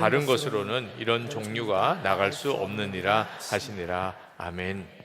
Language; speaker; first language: Korean; native; Korean